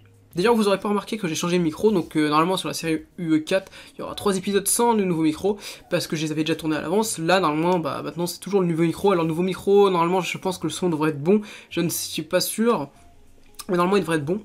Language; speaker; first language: French; native; French